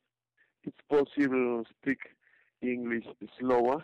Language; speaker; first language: English; non-native, learner; Spanish